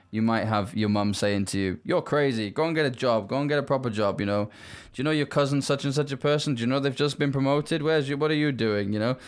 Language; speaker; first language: English; native; English